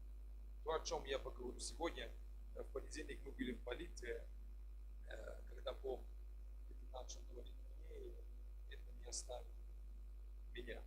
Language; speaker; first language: Russian; non-native, fluent; French